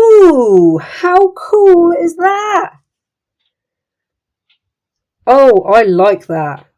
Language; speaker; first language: English; native; English